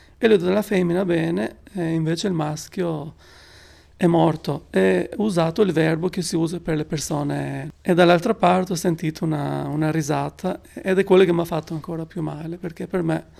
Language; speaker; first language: Italian; non-native, fluent; Albanian